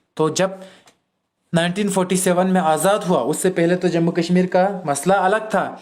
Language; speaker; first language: Hindi; non-native, local second language; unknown